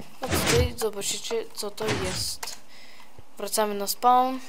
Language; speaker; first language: Polish; early bilingual, heritage; Polish